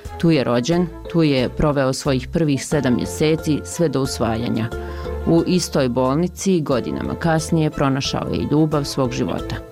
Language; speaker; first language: Serbian; native; Serbian